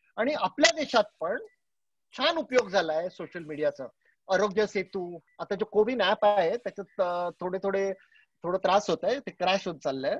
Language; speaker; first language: Marathi; non-native, local second language; Gujarati